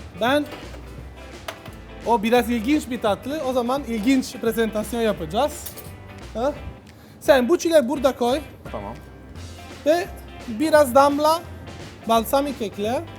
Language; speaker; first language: Turkish; non-native, learner; Italian